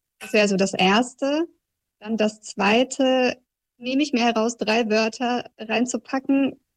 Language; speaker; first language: German; early bilingual, other home language; Russian